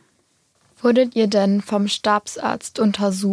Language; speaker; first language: German; native; German